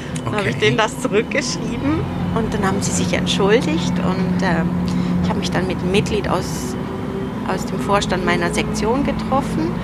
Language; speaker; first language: German; early bilingual, other home language; Turoyo